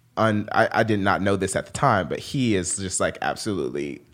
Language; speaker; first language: English; native; English